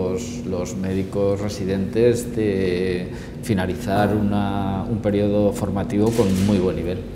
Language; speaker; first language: Spanish; native; Spanish